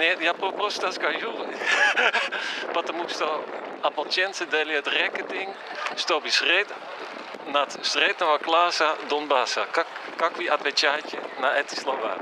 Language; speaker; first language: Russian; non-native, fluent; Dutch